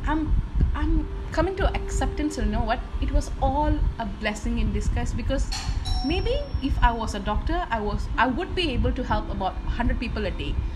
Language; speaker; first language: English; non-native, local second language; Tamil